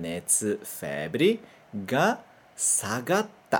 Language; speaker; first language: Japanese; non-native, fluent; Portuguese